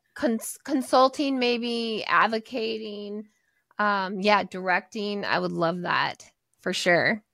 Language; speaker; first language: English; native; English